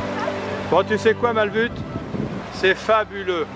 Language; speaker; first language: French; native; French